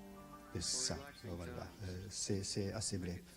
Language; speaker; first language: French; non-native, learner; Japanese